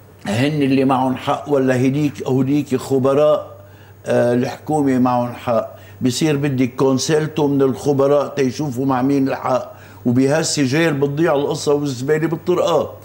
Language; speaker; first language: Arabic; native; Arabic